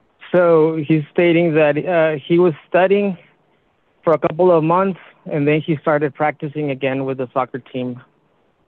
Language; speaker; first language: English; early bilingual, other home language; Spanish